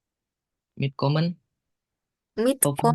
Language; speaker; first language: German; non-native, learner; Indonesian